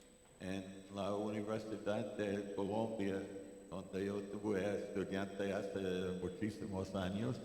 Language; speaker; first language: Spanish; non-native, fluent; English